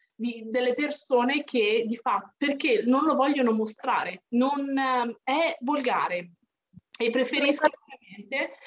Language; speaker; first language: Italian; native; Italian